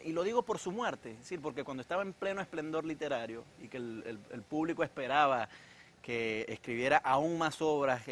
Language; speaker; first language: Spanish; native; Spanish